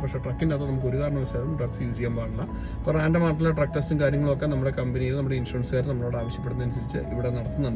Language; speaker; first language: Malayalam; native; Malayalam